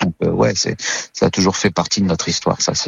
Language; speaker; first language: French; native; French